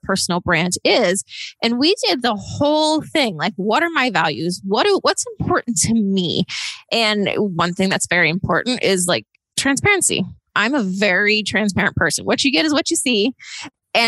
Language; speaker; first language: English; native; English